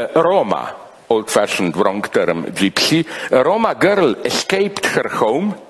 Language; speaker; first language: English; non-native, fluent; Slovenian